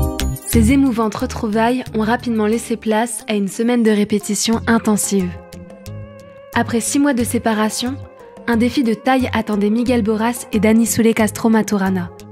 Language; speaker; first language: French; native; French